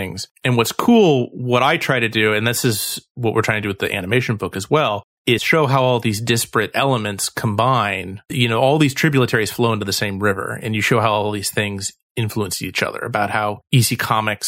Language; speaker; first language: English; native; English